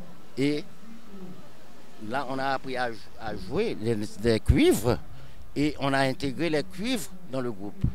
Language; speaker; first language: French; non-native, local second language; Haitian Creole